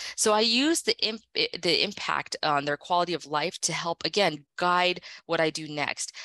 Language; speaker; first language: English; native; English